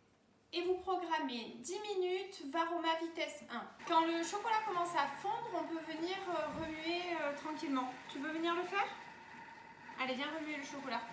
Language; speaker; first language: French; native; French